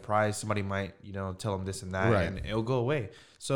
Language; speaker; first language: English; native; English